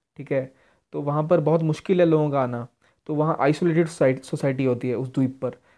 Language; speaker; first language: Hindi; native; Hindi